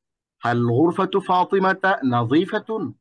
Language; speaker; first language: Arabic; non-native, fluent; Bangla